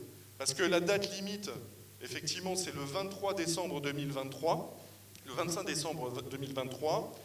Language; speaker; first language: French; native; French